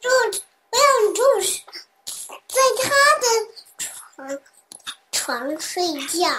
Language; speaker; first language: Chinese; early bilingual, heritage; Chinese